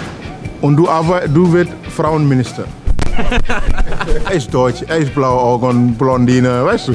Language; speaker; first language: German; non-native, learner; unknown